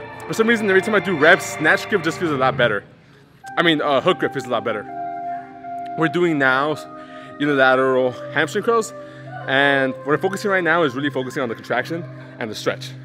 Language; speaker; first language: English; native; English